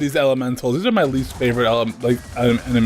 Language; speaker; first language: English; native; English